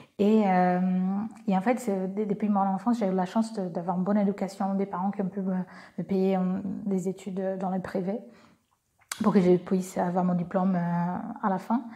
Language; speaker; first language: French; non-native, fluent; Portuguese